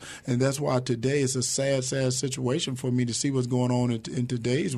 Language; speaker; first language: English; native; English